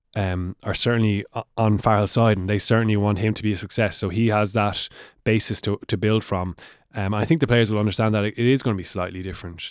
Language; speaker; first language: English; native; English